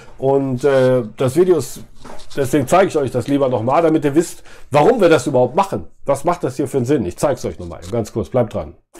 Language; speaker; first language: German; native; German